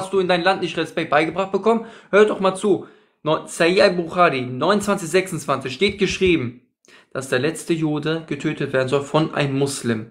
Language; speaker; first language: German; native; German